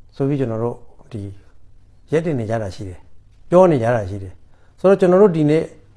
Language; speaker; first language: Burmese; native; Burmese